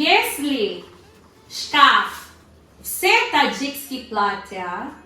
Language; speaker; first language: Russian; non-native, learner; Filipino